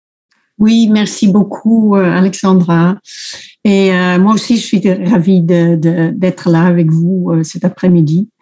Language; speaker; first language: French; non-native, fluent; Dutch